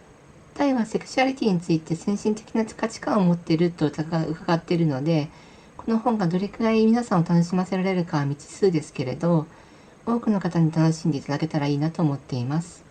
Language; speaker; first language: Japanese; native; Japanese